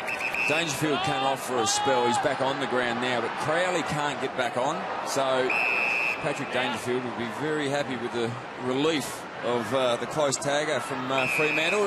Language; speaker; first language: English; native; English